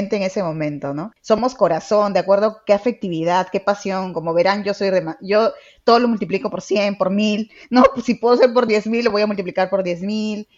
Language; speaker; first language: Spanish; native; Spanish